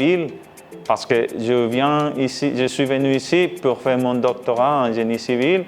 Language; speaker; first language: French; non-native, fluent; Spanish